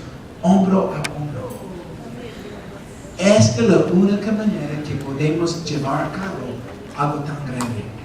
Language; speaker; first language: Spanish; non-native, fluent; English